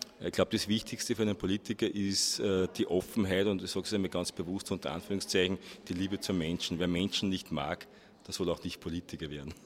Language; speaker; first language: German; native; German